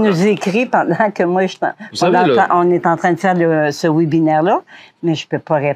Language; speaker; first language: French; native; French